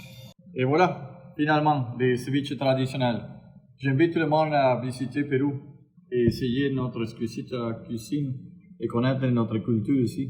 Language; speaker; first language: French; non-native, fluent; Spanish